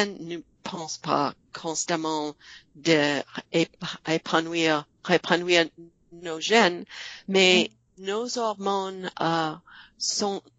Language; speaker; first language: French; non-native, fluent; English